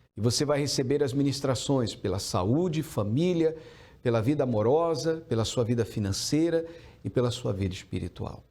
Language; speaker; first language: Portuguese; native; Portuguese